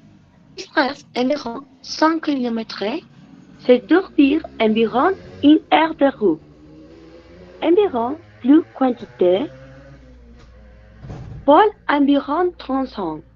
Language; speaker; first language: French; non-native, learner; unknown